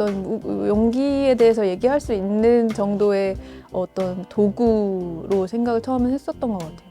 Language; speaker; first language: Korean; native; Korean